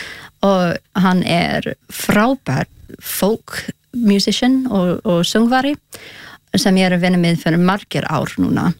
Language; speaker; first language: Icelandic; non-native, learner; English